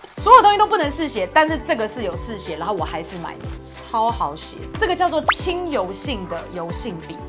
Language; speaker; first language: Chinese; native; Chinese